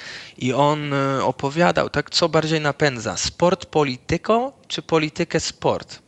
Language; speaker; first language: Polish; early bilingual, other home language; Dutch